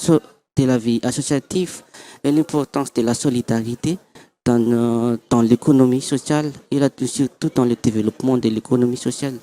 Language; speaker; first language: French; non-native, local second language; Malagasy